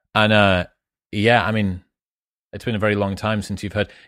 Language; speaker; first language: English; native; English